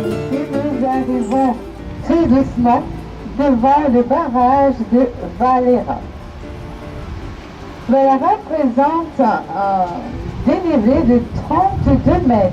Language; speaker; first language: French; non-native, fluent; Portuguese